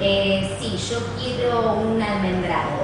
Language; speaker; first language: Spanish; non-native, learner; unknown